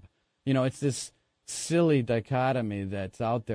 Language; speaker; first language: English; native; English